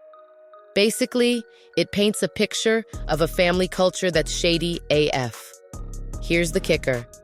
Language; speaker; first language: English; native; English